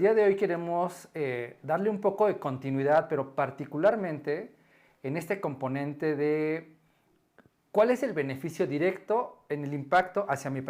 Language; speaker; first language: Spanish; native; Spanish